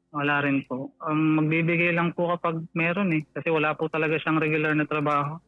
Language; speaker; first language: Filipino; native; Filipino